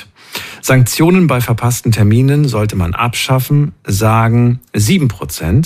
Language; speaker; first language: German; native; German